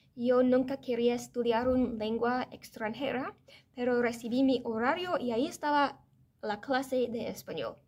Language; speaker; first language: Spanish; non-native, fluent; English